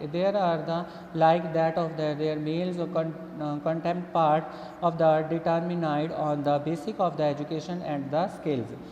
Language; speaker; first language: English; non-native, local second language; Punjabi